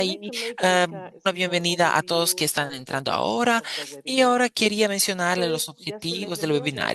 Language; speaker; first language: Spanish; non-native, fluent; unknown